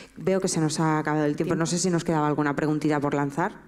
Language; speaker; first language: Spanish; native; Spanish